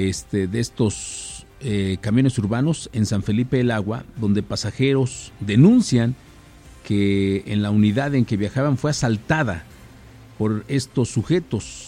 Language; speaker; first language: Spanish; native; Spanish